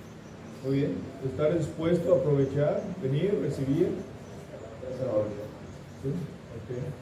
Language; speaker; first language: Spanish; non-native, fluent; English